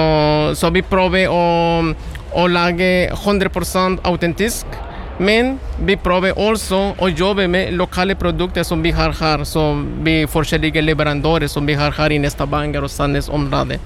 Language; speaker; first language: Norwegian; non-native, learner; Spanish